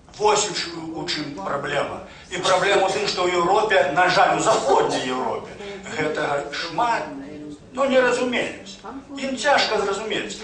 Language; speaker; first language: Belarusian; native; Belarusian